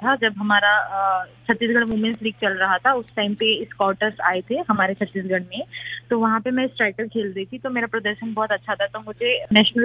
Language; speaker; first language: Hindi; native; Hindi